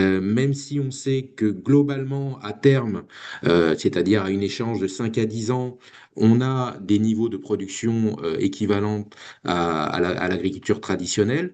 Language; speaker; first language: French; native; French